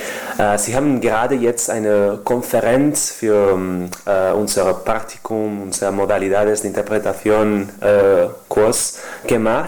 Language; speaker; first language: German; non-native, fluent; Spanish